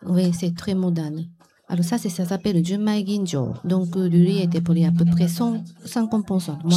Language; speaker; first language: French; non-native, learner; Japanese